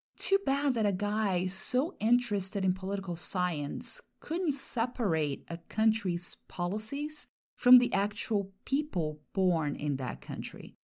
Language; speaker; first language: English; non-native, fluent; Portuguese